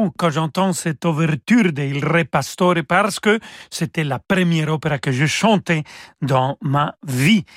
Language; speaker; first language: French; non-native, fluent; Spanish